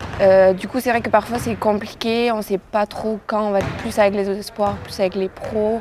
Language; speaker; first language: French; native; French